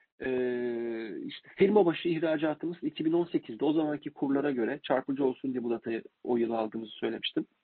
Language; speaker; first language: Turkish; native; Turkish